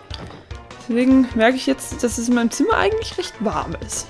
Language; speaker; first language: German; native; German